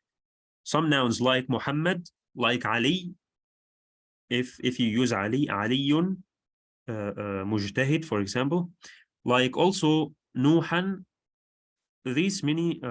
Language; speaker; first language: English; non-native, fluent; Arabic